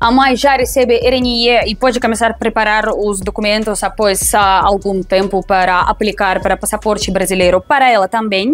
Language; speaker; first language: Portuguese; non-native, fluent; Russian